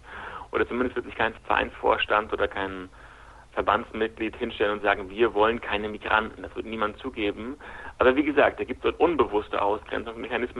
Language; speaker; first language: German; native; German